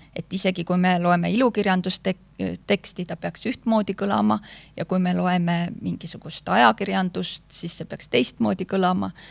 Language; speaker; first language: Estonian; native; Estonian